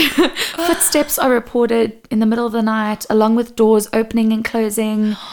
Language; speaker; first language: English; non-native, local second language; Portuguese